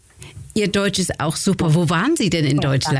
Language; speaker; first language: German; native; German